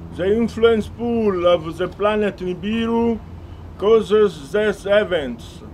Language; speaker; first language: English; non-native, learner; Italian